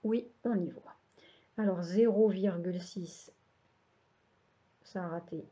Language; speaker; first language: French; native; French